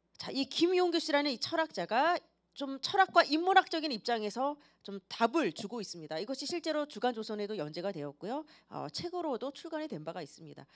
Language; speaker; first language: Korean; native; Korean